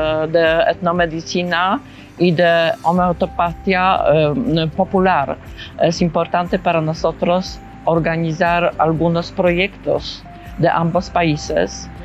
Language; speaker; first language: Spanish; non-native, fluent; Polish